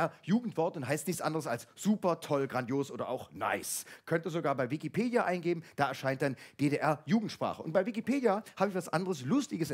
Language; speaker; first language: German; native; German